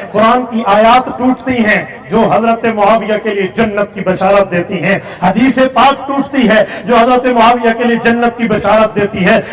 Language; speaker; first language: Urdu; non-native, local second language; Saraiki